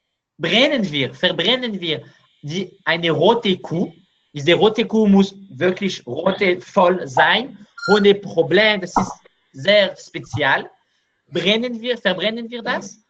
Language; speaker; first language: German; non-native, learner; Hebrew